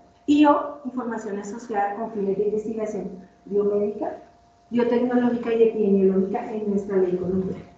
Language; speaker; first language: Spanish; native; Spanish